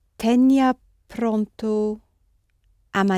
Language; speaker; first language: Portuguese; non-native, learner; English